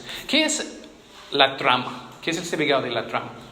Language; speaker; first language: Spanish; non-native, fluent; English